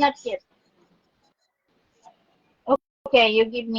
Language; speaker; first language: English; non-native, local second language; Filipino